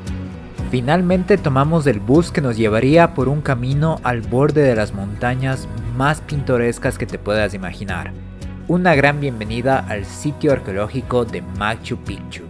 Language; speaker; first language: Spanish; native; Spanish